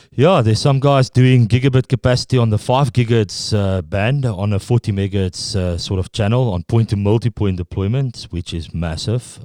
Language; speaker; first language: English; non-native, local second language; Afrikaans